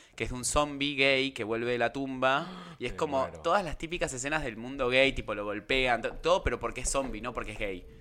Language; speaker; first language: Spanish; native; Spanish